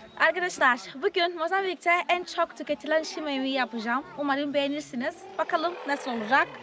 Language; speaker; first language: Turkish; non-native, fluent; Portuguese